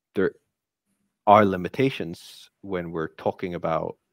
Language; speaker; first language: English; native; English